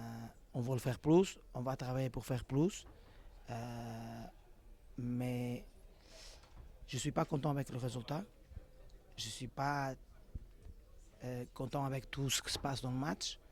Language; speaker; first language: French; non-native, learner; Portuguese